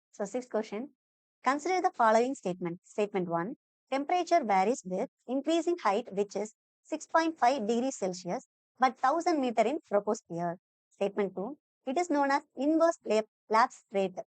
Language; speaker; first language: English; non-native, local second language; Tamil